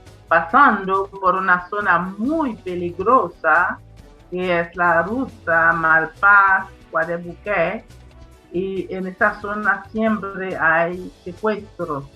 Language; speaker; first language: Spanish; non-native, fluent; Haitian Creole